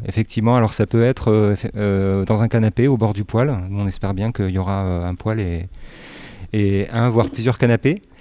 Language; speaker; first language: French; native; French